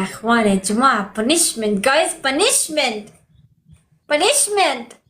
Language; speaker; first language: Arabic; non-native, learner; Pashto